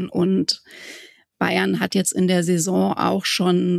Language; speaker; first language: German; native; German